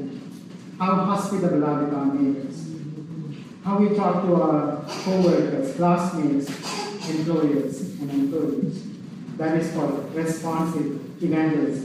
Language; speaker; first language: English; non-native, local second language; Sinhala